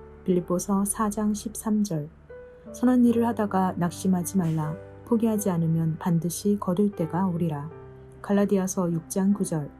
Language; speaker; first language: Korean; native; Korean